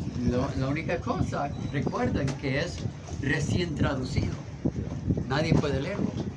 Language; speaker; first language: Spanish; non-native, fluent; English